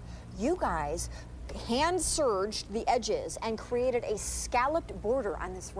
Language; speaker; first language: English; native; English